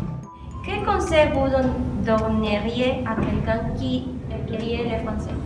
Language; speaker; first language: French; non-native, learner; Spanish